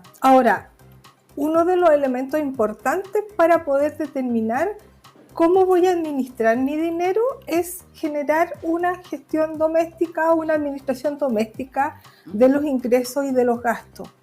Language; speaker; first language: Spanish; native; Spanish